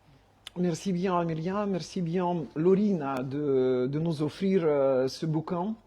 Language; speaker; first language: French; non-native, fluent; Romanian